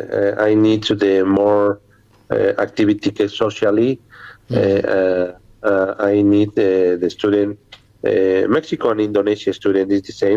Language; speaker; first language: English; non-native, learner; Spanish